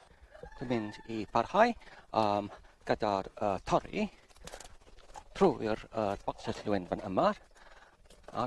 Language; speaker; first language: Welsh; non-native, learner; English